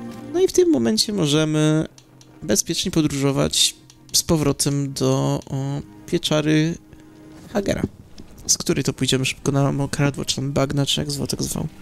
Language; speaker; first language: Polish; native; Polish